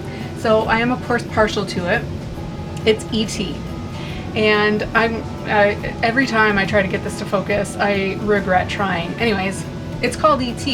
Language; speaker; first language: English; native; English